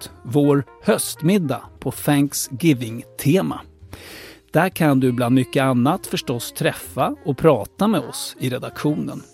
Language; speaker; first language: Swedish; native; Swedish